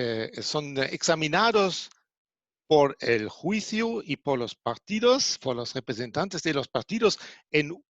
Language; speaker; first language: Spanish; non-native, fluent; German